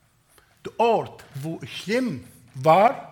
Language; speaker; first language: German; non-native, fluent; Arabic